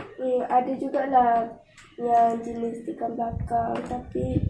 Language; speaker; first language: Malay; native; Malay